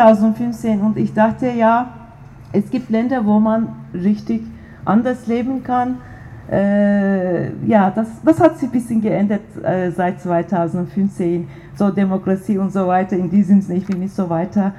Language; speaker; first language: German; non-native, fluent; Turkish